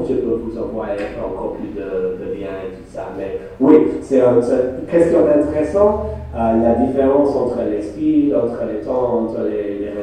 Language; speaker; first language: French; non-native, fluent; English